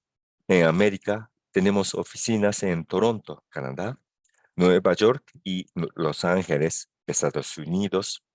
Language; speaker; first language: Spanish; non-native, fluent; Japanese